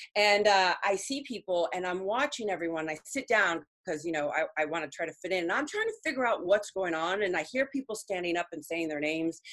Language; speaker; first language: English; early bilingual, other home language; Spanish